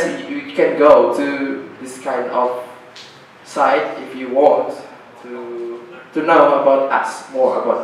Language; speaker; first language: English; non-native, learner; Indonesian